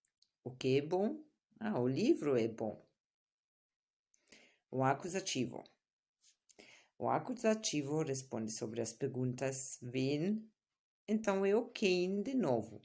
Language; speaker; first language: Portuguese; non-native, fluent; German